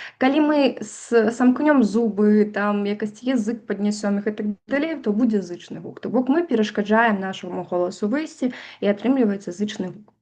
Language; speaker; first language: Belarusian; native; Belarusian